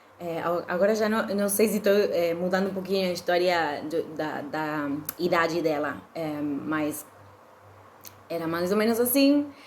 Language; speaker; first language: Portuguese; non-native, fluent; Spanish